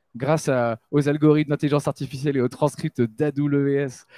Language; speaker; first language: French; native; French